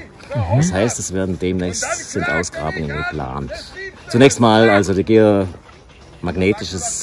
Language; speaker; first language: German; native; German